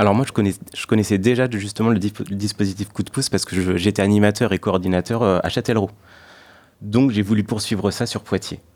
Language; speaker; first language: French; native; French